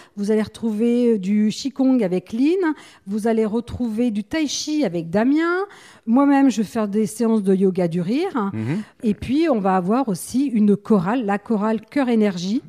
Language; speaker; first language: French; native; French